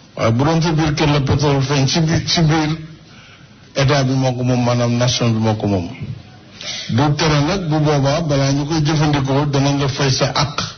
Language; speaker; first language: Wolof; native; Wolof